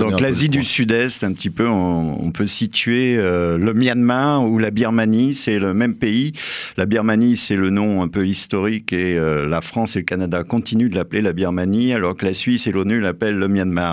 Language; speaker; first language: French; native; French